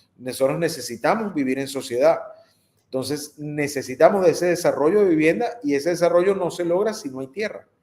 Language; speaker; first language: Spanish; native; Spanish